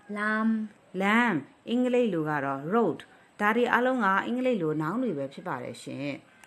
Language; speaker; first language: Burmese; non-native, local second language; Kachin